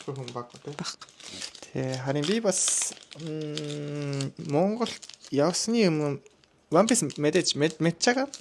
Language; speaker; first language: Mongolian; non-native, learner; Japanese